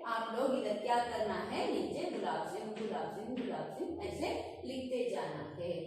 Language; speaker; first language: Hindi; non-native, local second language; Kannada